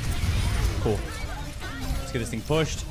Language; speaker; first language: English; native; English